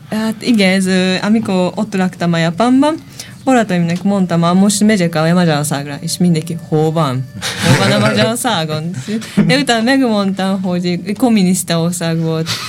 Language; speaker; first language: Hungarian; non-native, learner; Japanese